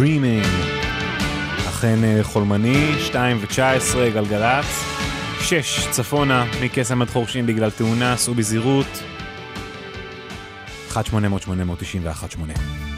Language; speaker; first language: Hebrew; native; Hebrew